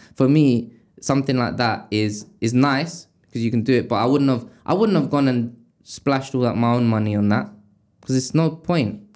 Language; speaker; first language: English; native; English